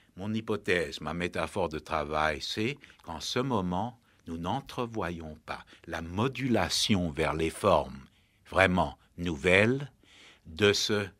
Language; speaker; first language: French; native; French